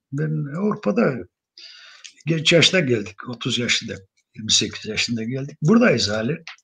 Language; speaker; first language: Turkish; non-native, local second language; Zaza